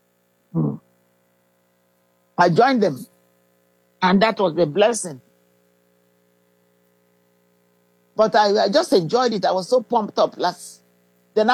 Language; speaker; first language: English; native; English